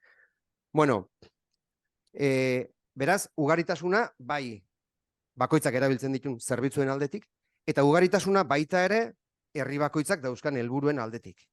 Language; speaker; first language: Basque; native; Basque